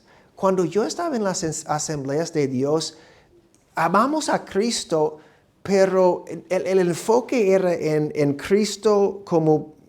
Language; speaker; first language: Spanish; non-native, fluent; English